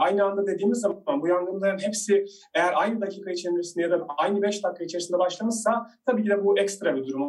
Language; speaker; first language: Turkish; native; Turkish